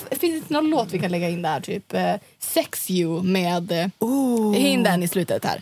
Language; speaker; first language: Swedish; native; Swedish